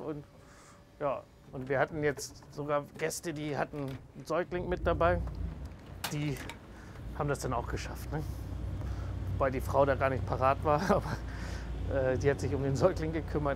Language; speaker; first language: German; native; German